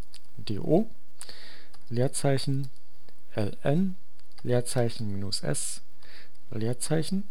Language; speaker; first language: German; native; German